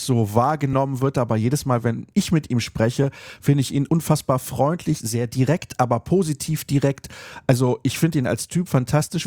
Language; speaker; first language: German; native; German